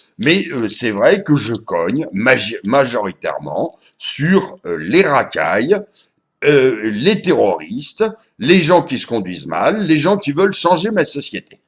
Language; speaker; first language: French; native; French